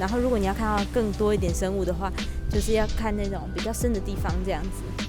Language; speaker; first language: Chinese; native; Chinese